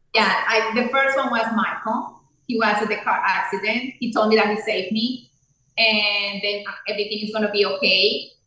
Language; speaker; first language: English; non-native, fluent; Spanish